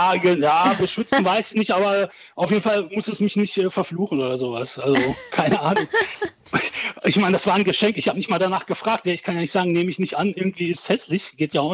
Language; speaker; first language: German; early bilingual, other home language; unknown